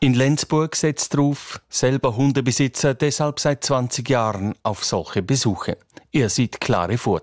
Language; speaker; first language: German; native; German